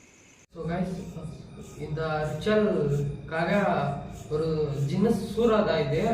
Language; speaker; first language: Tamil; non-native, local second language; Kannada